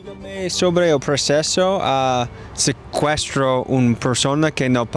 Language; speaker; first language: Spanish; non-native, learner; English